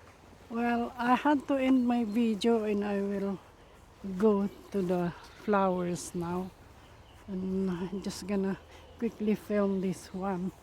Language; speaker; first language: English; non-native, fluent; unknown